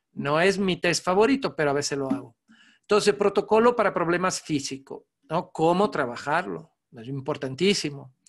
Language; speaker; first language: Spanish; non-native, fluent; Italian